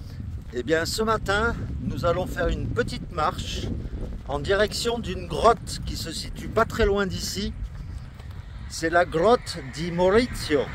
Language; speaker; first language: French; native; French